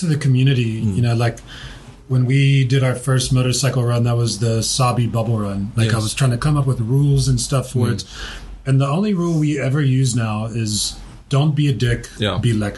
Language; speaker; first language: English; native; English